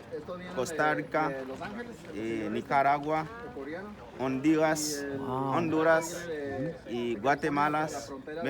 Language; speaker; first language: Spanish; non-native, learner; Haitian Creole